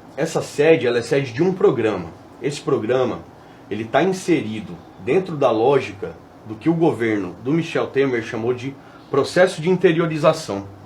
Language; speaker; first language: Portuguese; native; Portuguese